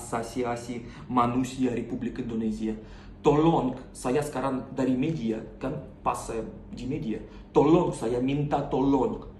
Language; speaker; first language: Indonesian; non-native, learner; Russian